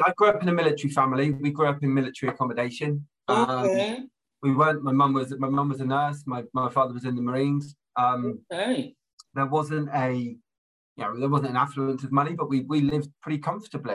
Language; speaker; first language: English; native; English